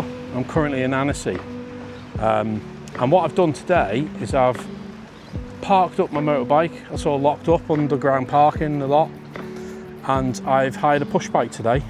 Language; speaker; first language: English; native; English